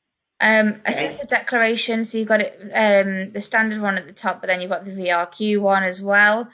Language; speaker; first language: English; native; English